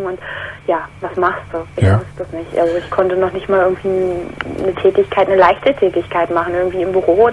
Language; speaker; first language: German; native; German